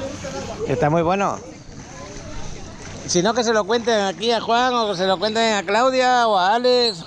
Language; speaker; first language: Spanish; native; Spanish